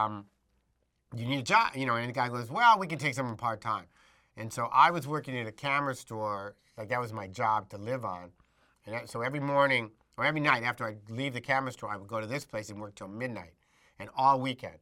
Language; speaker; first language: English; native; English